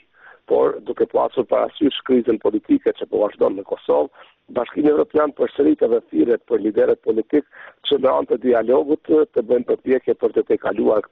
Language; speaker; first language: Albanian; native; Albanian